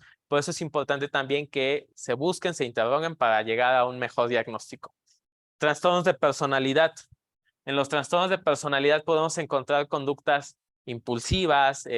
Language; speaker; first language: Spanish; native; Spanish